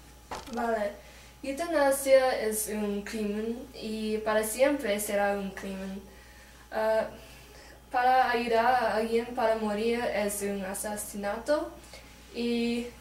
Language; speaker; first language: Spanish; non-native, learner; English